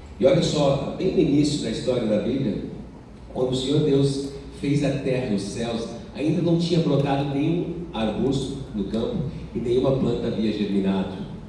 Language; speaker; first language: Portuguese; non-native, fluent; English